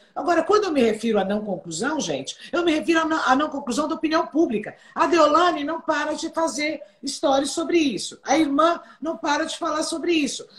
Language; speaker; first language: Portuguese; native; Portuguese